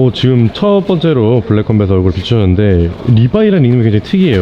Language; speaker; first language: Korean; native; Korean